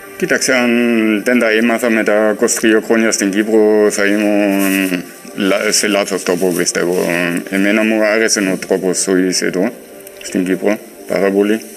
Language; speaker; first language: Greek; non-native, fluent; German